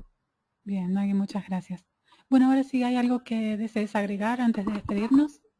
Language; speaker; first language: Spanish; native; Spanish